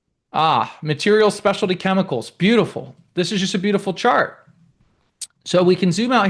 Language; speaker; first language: English; native; English